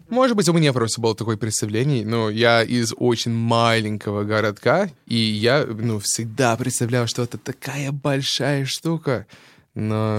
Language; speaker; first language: Russian; non-native, fluent; English